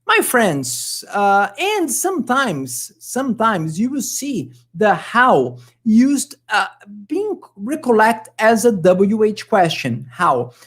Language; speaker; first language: English; non-native, fluent; Portuguese